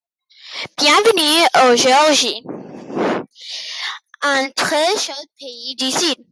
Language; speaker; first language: French; non-native, learner; English